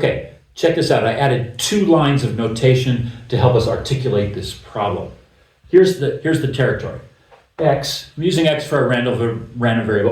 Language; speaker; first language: English; native; English